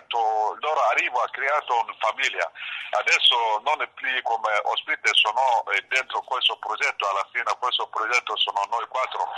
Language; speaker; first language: Italian; non-native, learner; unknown